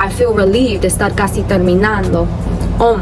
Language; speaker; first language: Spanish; early bilingual, heritage; English